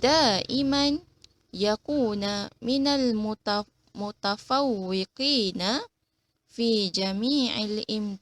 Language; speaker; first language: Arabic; non-native, fluent; Malay